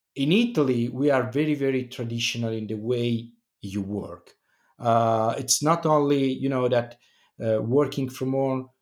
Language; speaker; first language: English; non-native, fluent; Italian